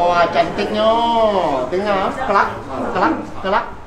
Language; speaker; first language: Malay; non-native, local second language; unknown